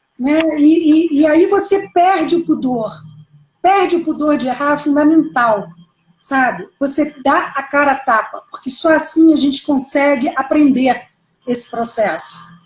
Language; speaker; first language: Portuguese; native; Portuguese